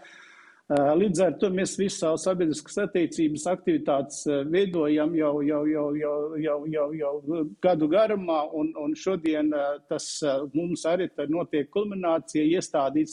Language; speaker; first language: Latvian; non-native, fluent; Uzbek